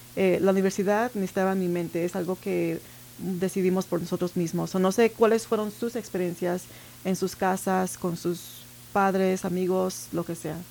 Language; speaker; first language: Spanish; early bilingual, heritage; Spanish